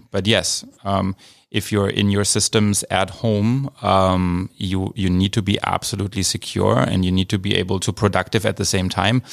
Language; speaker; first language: English; non-native, fluent; German